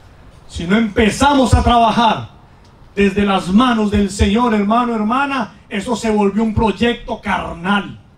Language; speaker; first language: Spanish; native; Spanish